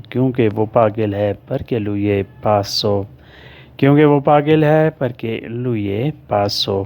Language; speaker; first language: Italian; non-native, learner; Urdu